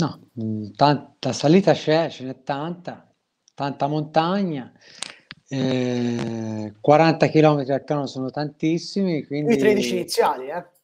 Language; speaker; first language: Italian; native; Italian